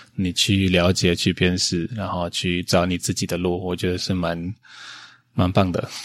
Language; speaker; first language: Chinese; non-native, fluent; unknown